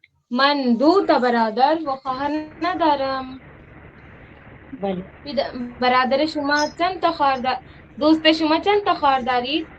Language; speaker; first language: Persian; non-native, learner; Urdu